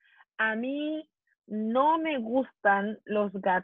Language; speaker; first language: Spanish; non-native, fluent; English